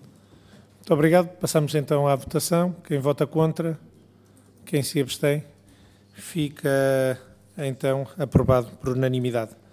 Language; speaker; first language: Portuguese; native; Portuguese